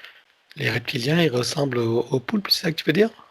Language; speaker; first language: French; native; French